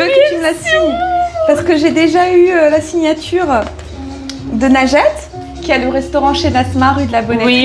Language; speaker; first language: French; native; French